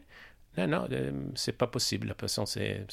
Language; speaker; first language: French; non-native, learner; Italian